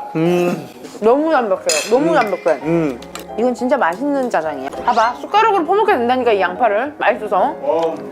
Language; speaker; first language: Korean; native; Korean